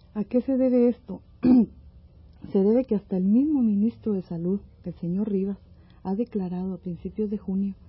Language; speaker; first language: Spanish; native; Spanish